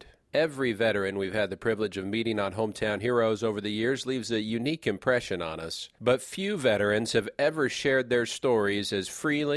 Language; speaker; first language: English; native; English